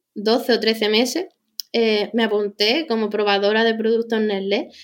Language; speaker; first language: Spanish; native; Spanish